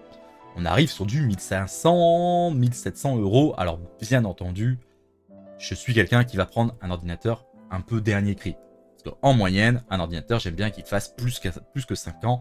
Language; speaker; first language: French; native; French